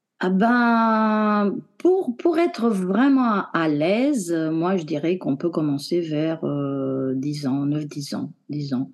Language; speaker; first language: French; non-native, fluent; Romanian